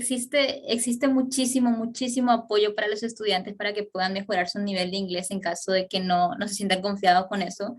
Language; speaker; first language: Spanish; native; Spanish